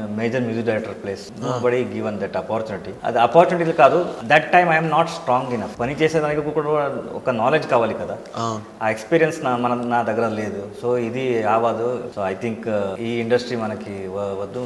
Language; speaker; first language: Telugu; non-native, learner; Kannada